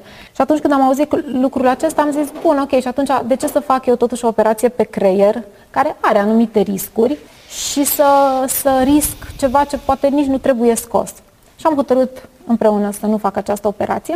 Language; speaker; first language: Romanian; native; Romanian